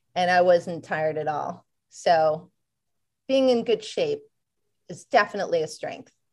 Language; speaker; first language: English; native; English